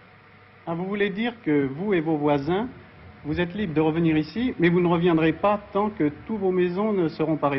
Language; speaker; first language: French; native; French